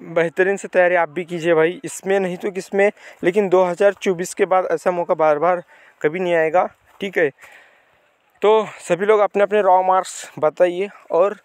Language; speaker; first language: Hindi; non-native, local second language; Marathi